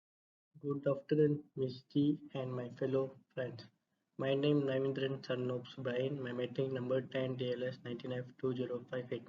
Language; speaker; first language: English; non-native, local second language; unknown